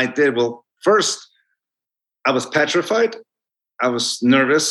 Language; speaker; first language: English; non-native, fluent; Spanish